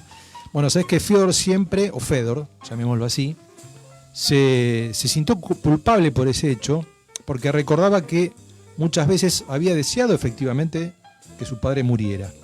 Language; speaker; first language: Spanish; native; Spanish